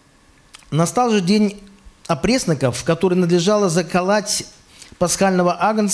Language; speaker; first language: Russian; native; Russian